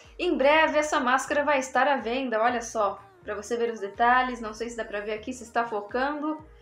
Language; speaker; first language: Portuguese; native; Portuguese